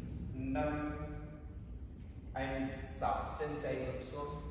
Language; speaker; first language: Vietnamese; non-native, learner; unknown